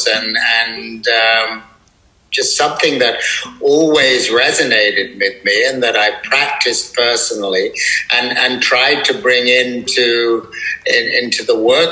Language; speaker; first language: English; native; English